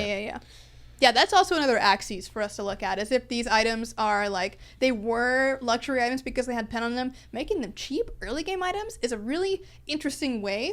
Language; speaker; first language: English; native; English